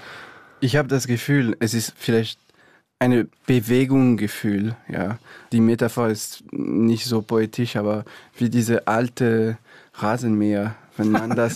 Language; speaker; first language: German; non-native, learner; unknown